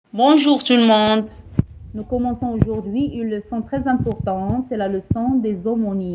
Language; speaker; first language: French; non-native, local second language; Arabic